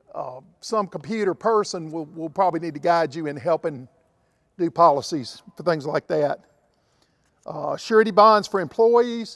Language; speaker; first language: English; native; English